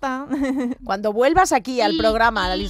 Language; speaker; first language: Spanish; native; Spanish